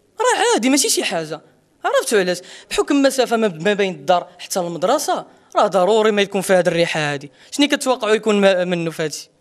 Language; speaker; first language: Arabic; non-native, local second language; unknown